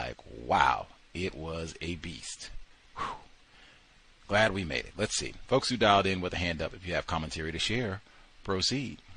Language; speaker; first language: English; native; English